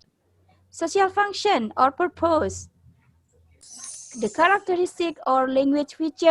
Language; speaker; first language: English; non-native, learner; Indonesian